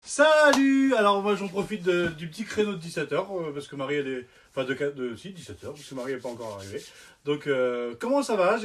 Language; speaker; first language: French; native; French